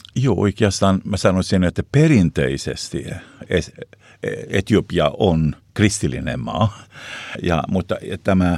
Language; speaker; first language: Finnish; non-native, local second language; Swedish